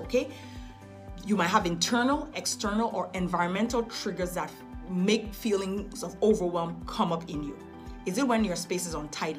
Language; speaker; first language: English; native; English